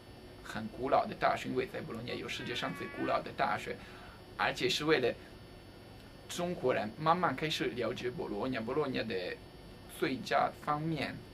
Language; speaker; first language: Chinese; non-native, fluent; Italian